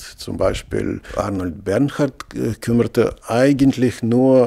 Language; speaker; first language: German; non-native, fluent; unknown